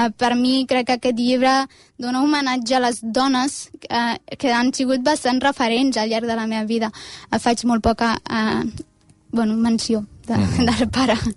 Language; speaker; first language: Catalan; early bilingual, other home language; Amharic